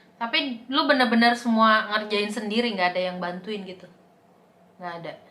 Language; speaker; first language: Indonesian; native; Indonesian